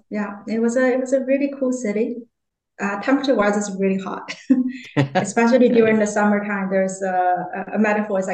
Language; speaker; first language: English; non-native, fluent; Chinese